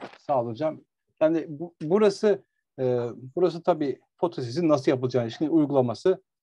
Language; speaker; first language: Turkish; native; Turkish